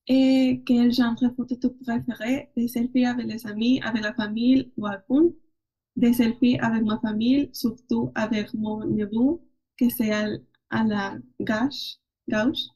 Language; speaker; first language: French; non-native, learner; Spanish